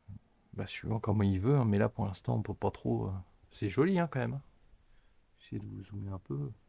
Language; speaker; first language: French; native; French